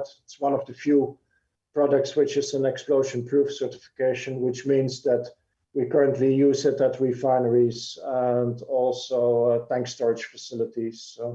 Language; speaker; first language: English; non-native, fluent; Dutch